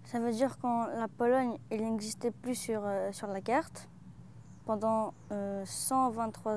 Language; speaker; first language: French; early bilingual, other home language; Polish